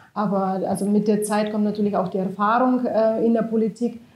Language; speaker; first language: German; non-native, fluent; Bulgarian